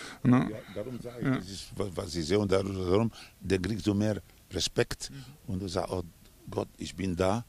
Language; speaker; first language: German; non-native, fluent; Spanish